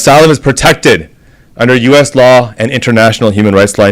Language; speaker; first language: English; native; English